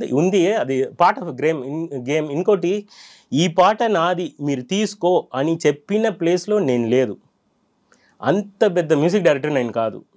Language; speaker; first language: Telugu; non-native, fluent; Tamil